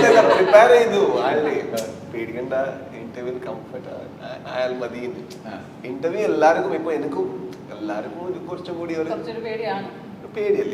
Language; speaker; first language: Malayalam; non-native, learner; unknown